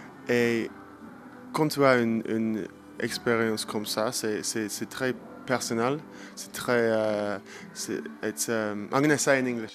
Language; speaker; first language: French; non-native, learner; English